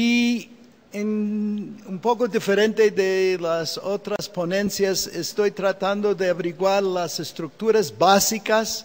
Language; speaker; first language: Spanish; non-native, fluent; English